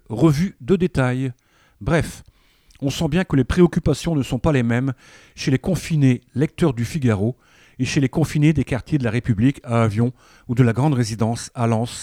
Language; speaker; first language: French; native; French